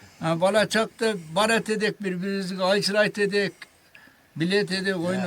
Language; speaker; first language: Turkish; non-native, learner; Kyrgyz